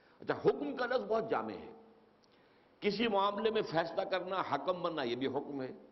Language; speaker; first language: Urdu; native; Urdu